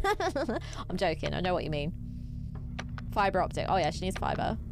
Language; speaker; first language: English; native; English